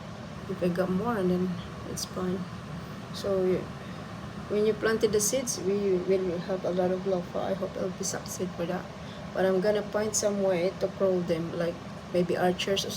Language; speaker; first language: English; non-native, local second language; Filipino